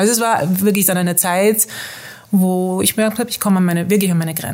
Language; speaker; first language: German; early bilingual, heritage; German